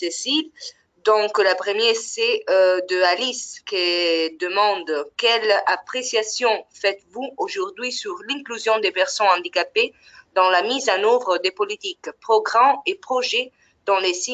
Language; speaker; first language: French; non-native, fluent; Italian